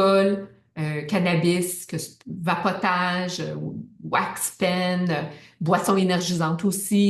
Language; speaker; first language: French; native; French